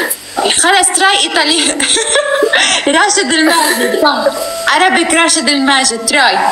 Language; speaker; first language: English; non-native, learner; Arabic